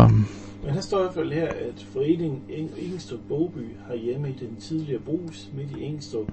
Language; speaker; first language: Danish; native; Danish